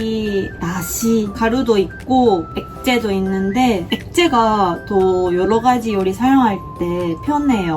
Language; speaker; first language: Korean; non-native, fluent; Japanese